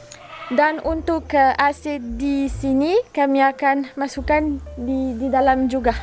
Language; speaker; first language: Indonesian; non-native, learner; French